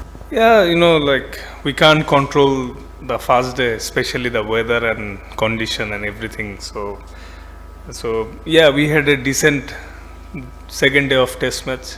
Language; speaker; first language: English; non-native, local second language; Bangla